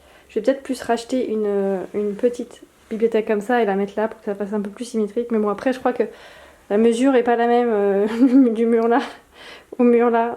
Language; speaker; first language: French; native; French